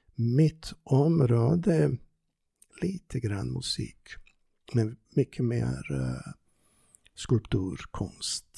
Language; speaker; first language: Swedish; non-native, fluent; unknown